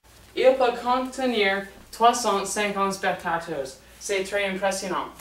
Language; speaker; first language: French; non-native, learner; English